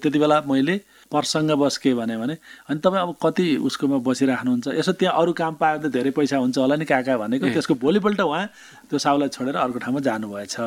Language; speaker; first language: Nepali; native; Nepali